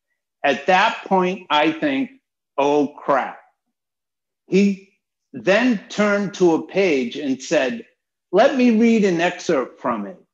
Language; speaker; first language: English; native; English